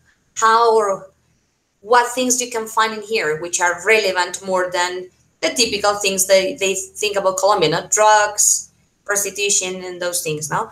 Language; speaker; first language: English; non-native, fluent; Spanish